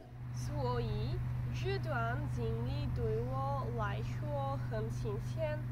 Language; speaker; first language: Chinese; non-native, learner; Bulgarian